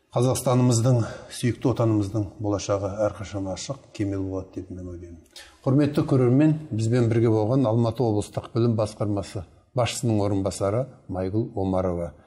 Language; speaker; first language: Kazakh; native; Kazakh